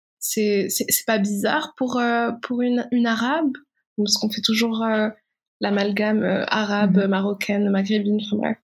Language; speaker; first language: French; non-native, local second language; Arabic